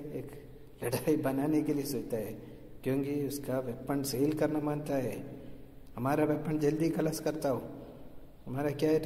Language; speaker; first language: Hindi; non-native, local second language; Malayalam